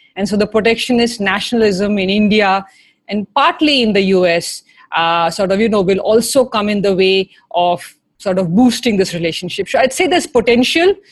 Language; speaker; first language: English; non-native, local second language; Hindi